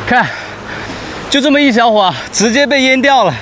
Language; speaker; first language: Chinese; native; Chinese